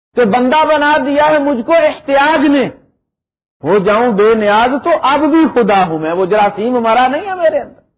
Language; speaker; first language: Urdu; non-native, local second language; Punjabi